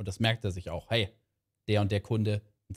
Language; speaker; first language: German; native; German